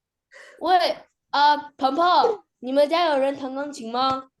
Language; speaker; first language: Chinese; early bilingual, other home language; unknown